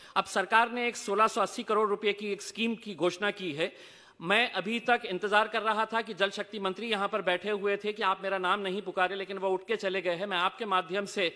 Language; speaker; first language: Hindi; non-native, local second language; Urdu